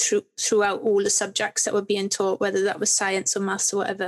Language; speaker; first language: English; native; English